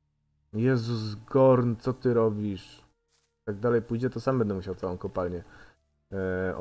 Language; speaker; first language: Polish; native; Polish